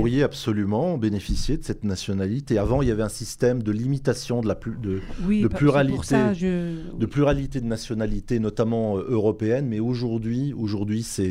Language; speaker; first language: French; native; French